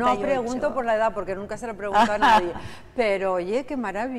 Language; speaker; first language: Spanish; native; Spanish